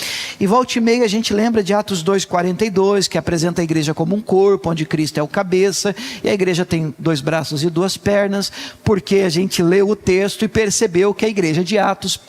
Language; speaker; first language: Portuguese; native; Portuguese